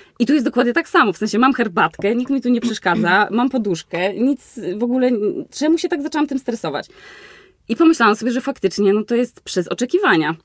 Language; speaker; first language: Polish; native; Polish